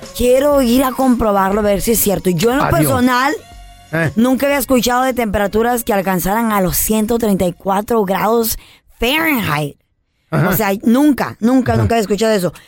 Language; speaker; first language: Spanish; early bilingual, heritage; Spanish